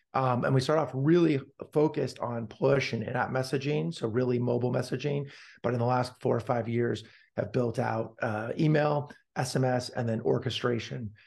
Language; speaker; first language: English; native; English